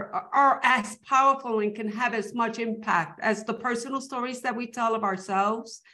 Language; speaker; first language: English; early bilingual, other home language; Spanish